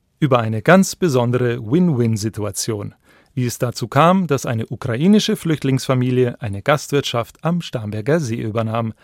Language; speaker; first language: German; native; German